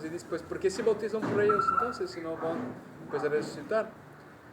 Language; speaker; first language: Spanish; native; Spanish